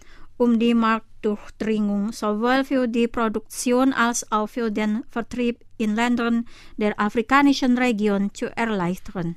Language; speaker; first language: German; non-native, fluent; Indonesian